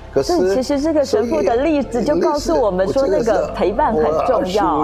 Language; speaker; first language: Chinese; native; Chinese